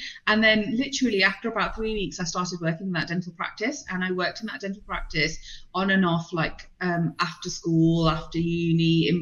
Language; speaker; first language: English; non-native, local second language; Punjabi